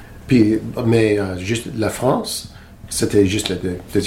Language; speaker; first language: French; non-native, learner; English